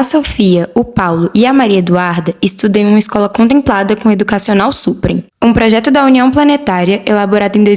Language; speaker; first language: Portuguese; native; Portuguese